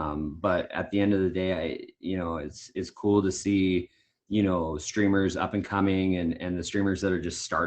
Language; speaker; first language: English; native; English